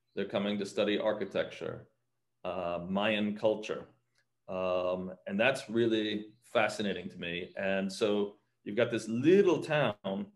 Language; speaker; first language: English; native; English